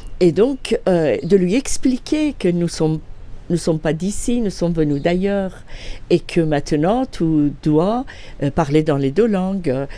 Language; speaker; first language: French; non-native, fluent; Persian